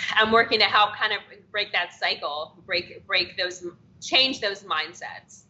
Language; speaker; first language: English; native; English